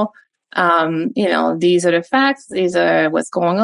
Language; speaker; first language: English; non-native, fluent; French